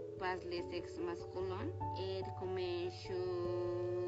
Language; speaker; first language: French; non-native, learner; Spanish